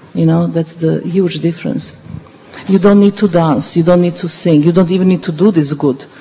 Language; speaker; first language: English; non-native, fluent; Dutch